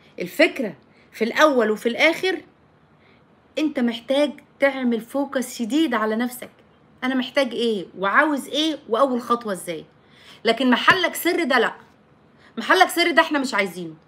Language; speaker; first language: Arabic; native; Arabic